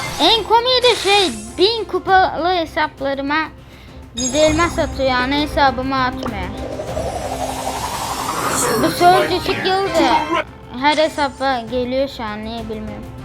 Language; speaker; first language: Turkish; native; Turkish